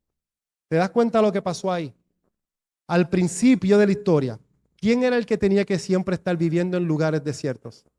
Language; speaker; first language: Spanish; native; Spanish